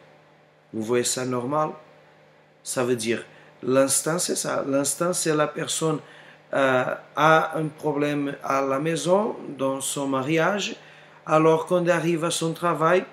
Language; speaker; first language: French; non-native, fluent; Portuguese